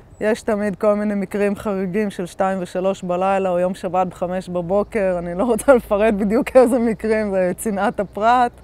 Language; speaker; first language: Hebrew; native; Hebrew